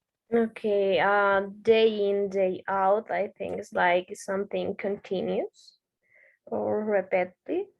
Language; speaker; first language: English; non-native, learner; Spanish